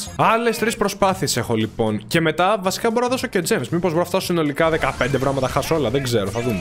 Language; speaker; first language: Greek; native; Greek